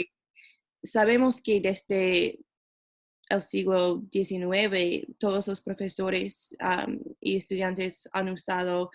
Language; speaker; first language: Spanish; non-native, fluent; English